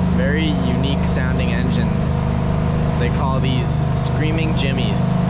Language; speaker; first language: English; native; English